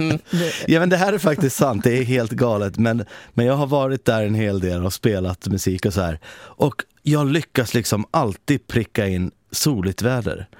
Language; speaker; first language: Swedish; native; Swedish